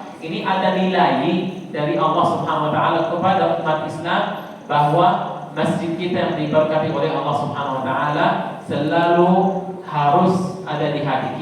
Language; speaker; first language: Indonesian; non-native, fluent; Arabic